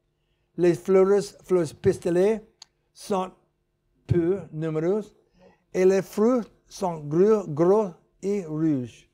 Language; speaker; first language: French; non-native, learner; English